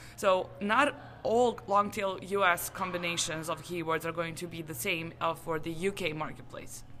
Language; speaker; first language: English; non-native, fluent; Serbian